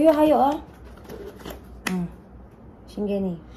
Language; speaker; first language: Chinese; non-native, learner; Filipino